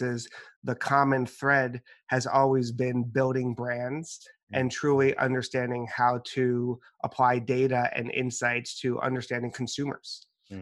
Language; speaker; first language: English; native; English